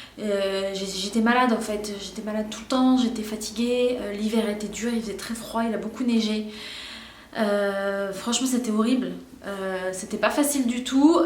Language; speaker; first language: French; native; French